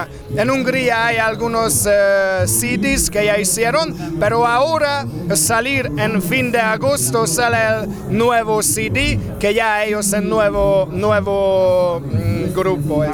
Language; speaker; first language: Spanish; non-native, fluent; Hungarian